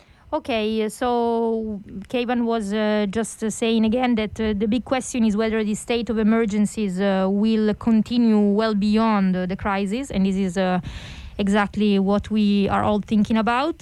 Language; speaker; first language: English; non-native, fluent; Italian